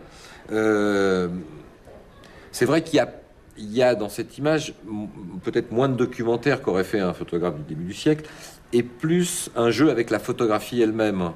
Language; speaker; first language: French; native; French